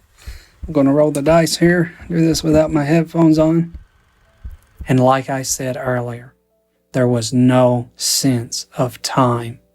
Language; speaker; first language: English; native; English